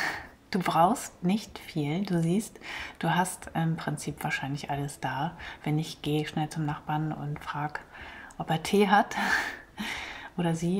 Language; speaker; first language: German; native; German